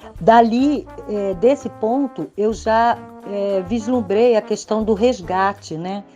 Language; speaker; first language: Portuguese; native; Portuguese